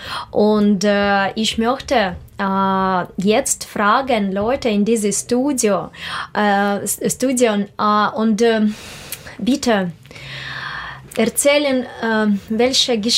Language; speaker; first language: German; non-native, learner; Russian